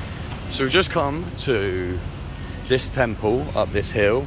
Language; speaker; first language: English; native; English